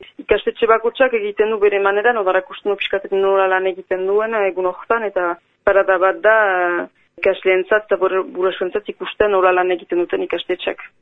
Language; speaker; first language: Basque; native; Basque